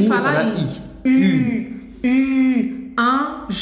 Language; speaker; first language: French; non-native, fluent; Portuguese